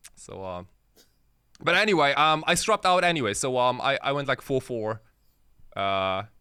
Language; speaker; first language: English; early bilingual, other home language; Japanese